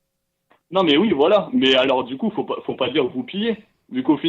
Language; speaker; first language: French; native; French